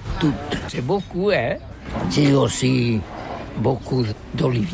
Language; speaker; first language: French; non-native, learner; Catalan